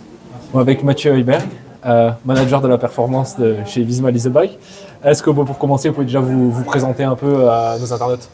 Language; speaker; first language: French; native; French